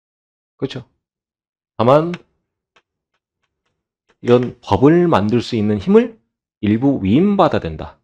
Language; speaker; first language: Korean; native; Korean